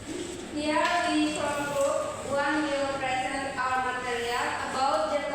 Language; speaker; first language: English; non-native, learner; Indonesian